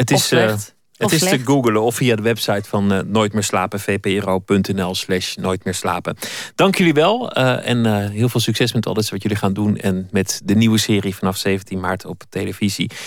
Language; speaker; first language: Dutch; native; Dutch